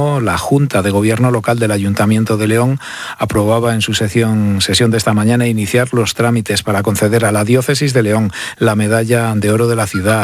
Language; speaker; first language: Spanish; native; Spanish